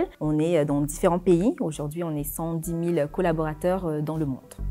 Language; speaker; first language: French; native; French